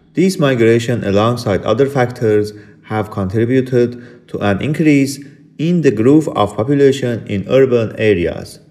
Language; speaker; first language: English; non-native, fluent; Persian